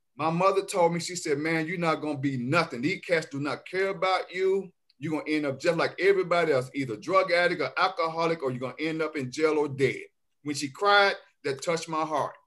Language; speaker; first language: English; native; English